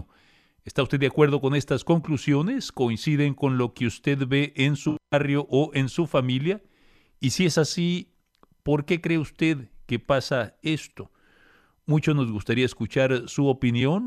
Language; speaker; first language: Spanish; native; Spanish